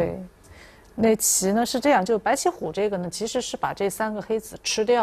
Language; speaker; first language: Chinese; native; Chinese